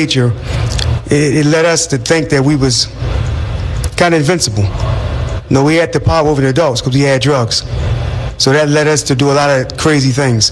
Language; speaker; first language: English; native; English